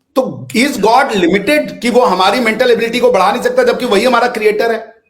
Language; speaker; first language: Hindi; native; Hindi